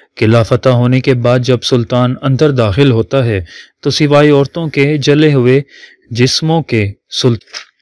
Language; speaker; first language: Urdu; native; Urdu